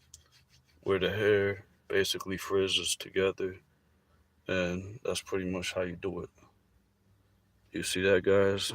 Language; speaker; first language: English; native; English